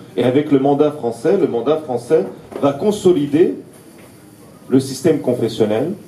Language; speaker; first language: French; non-native, fluent; Arabic